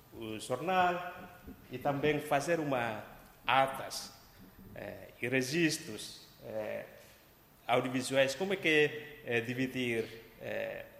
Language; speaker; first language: Portuguese; non-native, local second language; Tetum